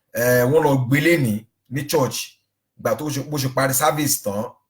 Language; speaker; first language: English; non-native, local second language; Yoruba